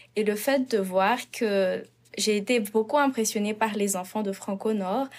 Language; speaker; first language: French; non-native, local second language; Malagasy